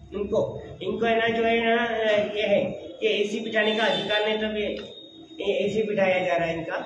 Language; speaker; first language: Hindi; native; Hindi